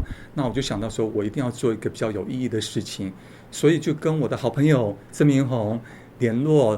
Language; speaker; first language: Chinese; native; Chinese